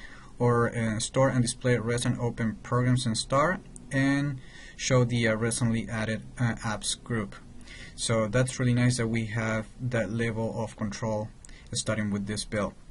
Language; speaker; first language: English; non-native, fluent; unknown